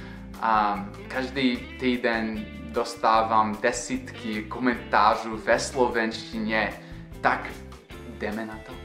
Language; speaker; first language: Czech; non-native, fluent; English